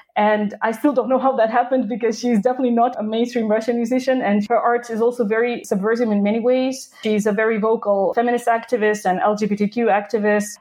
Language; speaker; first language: English; non-native, fluent; Russian